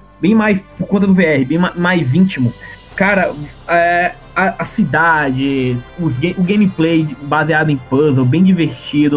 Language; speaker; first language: Portuguese; native; Portuguese